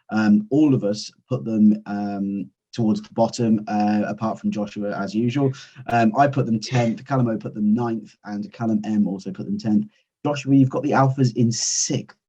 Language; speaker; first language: English; native; English